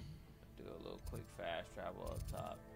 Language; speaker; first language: English; native; English